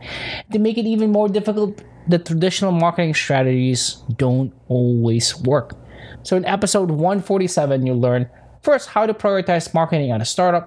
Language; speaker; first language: English; non-native, local second language; Filipino